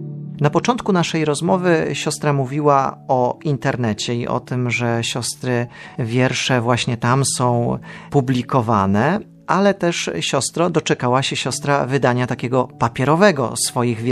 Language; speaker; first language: Polish; native; Polish